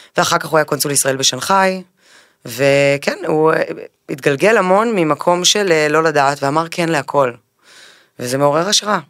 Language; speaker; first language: Hebrew; early bilingual, other home language; Spanish